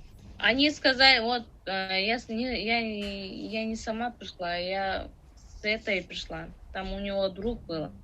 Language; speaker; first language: Russian; non-native, learner; Tajik